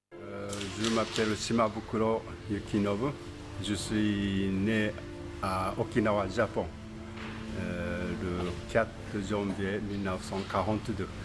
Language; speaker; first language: French; non-native, learner; Japanese